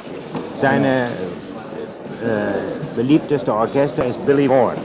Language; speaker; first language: German; non-native, fluent; English